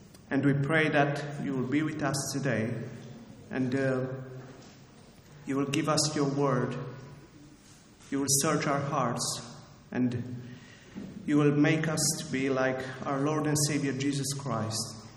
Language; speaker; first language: English; non-native, fluent; Romanian